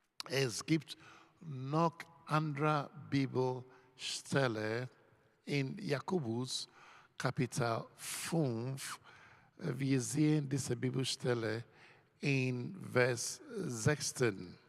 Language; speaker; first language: German; non-native, learner; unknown